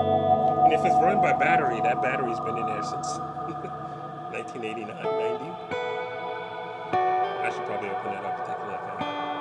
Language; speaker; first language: English; native; English